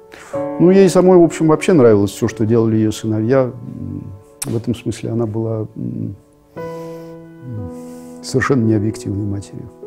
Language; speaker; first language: Russian; native; Russian